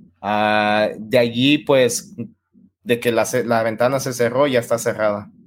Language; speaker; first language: Spanish; early bilingual, heritage; Spanish